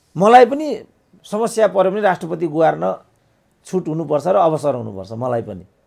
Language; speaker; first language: Nepali; native; Nepali